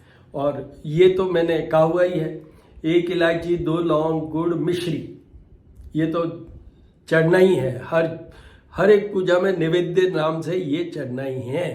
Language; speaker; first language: Hindi; native; Hindi